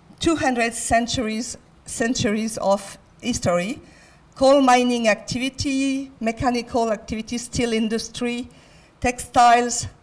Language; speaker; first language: English; non-native, fluent; French